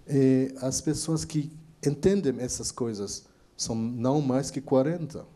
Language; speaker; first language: Portuguese; non-native, fluent; French